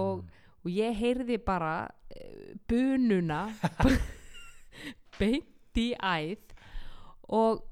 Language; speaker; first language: Icelandic; native; Icelandic